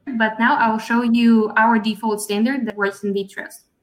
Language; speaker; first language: English; non-native, fluent; Russian